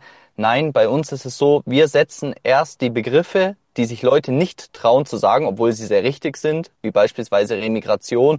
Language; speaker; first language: German; native; German